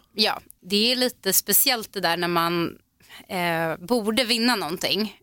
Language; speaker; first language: Swedish; native; Swedish